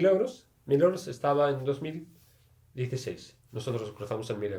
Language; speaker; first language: Spanish; non-native, learner; Arabic